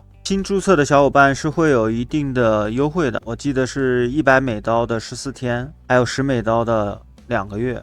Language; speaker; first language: Chinese; native; Chinese